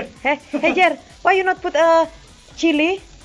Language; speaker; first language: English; non-native, learner; Indonesian